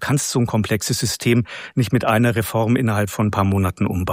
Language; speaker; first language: German; native; German